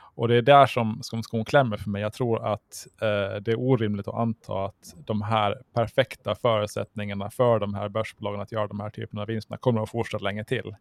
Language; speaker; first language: Swedish; native; Swedish